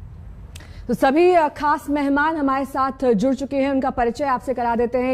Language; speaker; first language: Hindi; native; Hindi